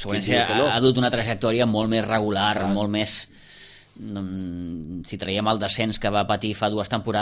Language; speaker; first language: Catalan; native; Catalan